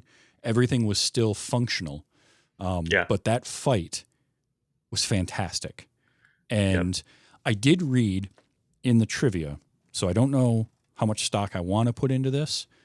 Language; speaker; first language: English; native; English